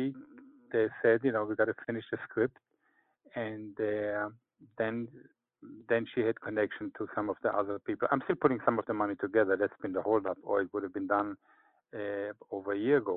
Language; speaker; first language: English; non-native, fluent; Hebrew